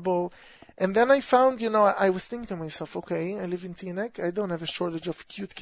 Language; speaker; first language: English; non-native, fluent; Hebrew